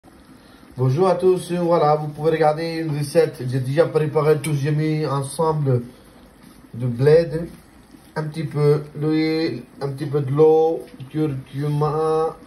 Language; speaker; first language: French; non-native, learner; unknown